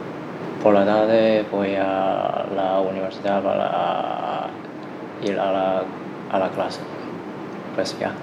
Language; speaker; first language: Spanish; non-native, learner; Chinese